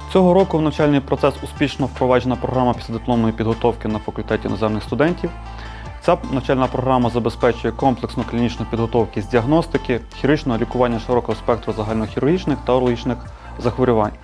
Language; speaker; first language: Ukrainian; native; Ukrainian